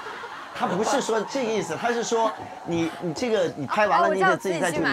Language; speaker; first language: Chinese; native; Chinese